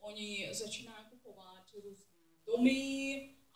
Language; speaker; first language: Czech; non-native, learner; English